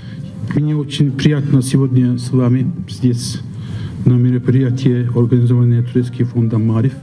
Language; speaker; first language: Russian; non-native, fluent; Turkish